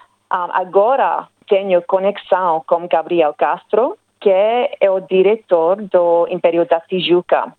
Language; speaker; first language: Portuguese; non-native, learner; English